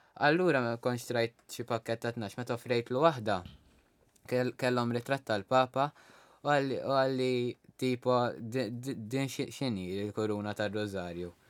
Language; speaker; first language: Maltese; native; Maltese